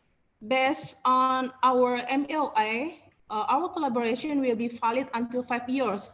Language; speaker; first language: English; non-native, learner; Indonesian